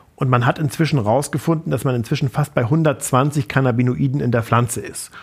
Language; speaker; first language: German; native; German